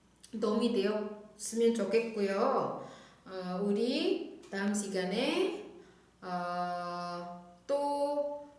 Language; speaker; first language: Korean; non-native, fluent; Indonesian